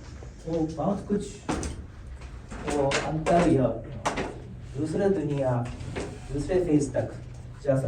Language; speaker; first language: Hindi; non-native, fluent; Japanese